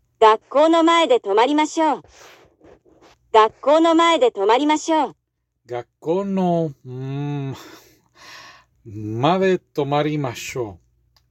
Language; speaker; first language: Japanese; non-native, learner; English